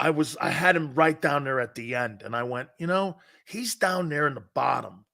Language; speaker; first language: English; native; English